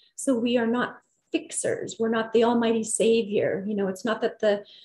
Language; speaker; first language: English; native; English